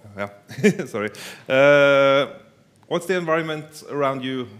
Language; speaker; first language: English; non-native, fluent; Norwegian